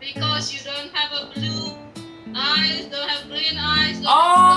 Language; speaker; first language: English; non-native, learner; Indonesian